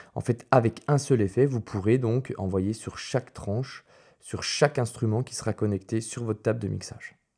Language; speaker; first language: French; native; French